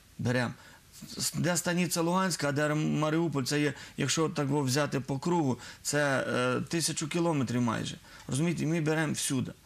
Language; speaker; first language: Ukrainian; native; Ukrainian